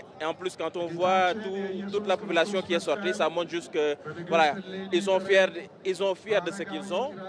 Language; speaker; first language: French; non-native, local second language; Wolof